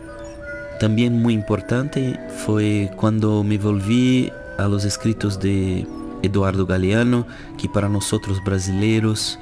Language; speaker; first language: Spanish; non-native, fluent; Portuguese